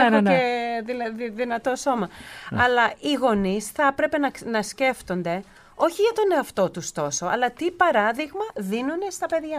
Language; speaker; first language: Greek; early bilingual, heritage; Greek